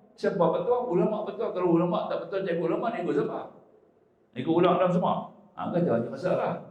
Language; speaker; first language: Malay; native; Malay